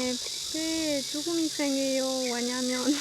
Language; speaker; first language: Korean; non-native, learner; French